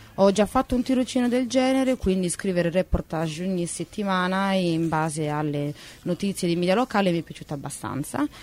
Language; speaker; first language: Italian; native; Italian